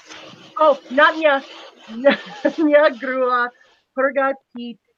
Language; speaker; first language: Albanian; non-native, learner; English